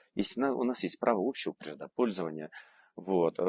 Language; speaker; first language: Russian; non-native, local second language; Kazakh